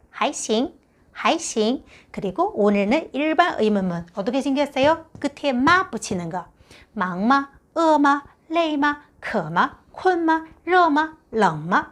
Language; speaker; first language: Korean; non-native, fluent; Chinese